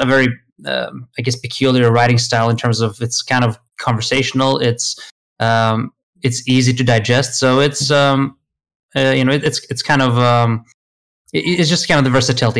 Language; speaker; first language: English; non-native, fluent; Swedish